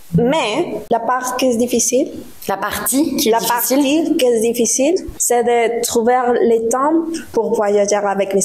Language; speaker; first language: French; non-native, learner; Spanish